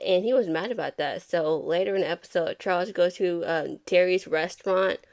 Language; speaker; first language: English; native; English